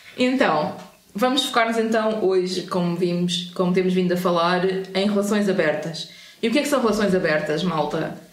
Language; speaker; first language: Portuguese; native; Portuguese